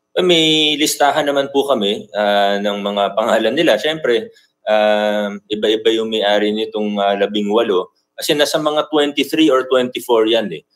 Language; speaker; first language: Filipino; native; Filipino